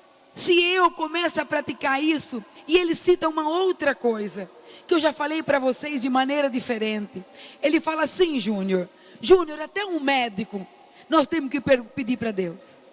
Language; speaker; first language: Portuguese; native; Portuguese